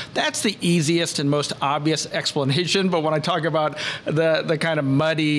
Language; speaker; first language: English; native; English